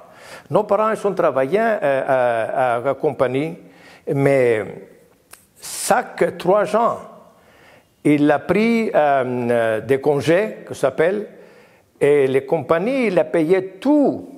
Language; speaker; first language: French; non-native, learner; Greek